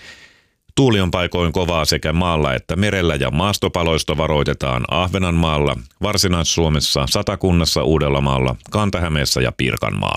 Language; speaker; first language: Finnish; native; Finnish